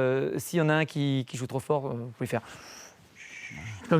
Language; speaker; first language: French; native; French